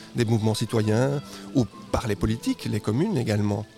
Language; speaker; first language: French; non-native, fluent; Spanish